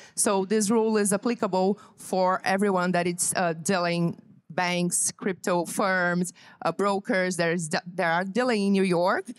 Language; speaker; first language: English; non-native, fluent; Portuguese